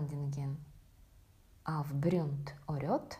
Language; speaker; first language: Norwegian; non-native, fluent; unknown